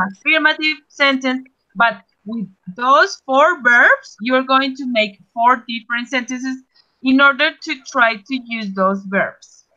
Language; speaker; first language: English; non-native, fluent; Spanish